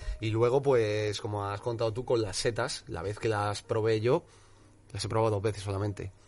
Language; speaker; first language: Spanish; native; Spanish